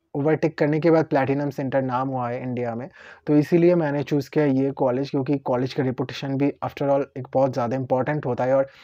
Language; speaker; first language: Hindi; non-native, local second language; Bangla